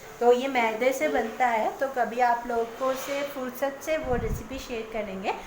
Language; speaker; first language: Hindi; non-native, local second language; Bangla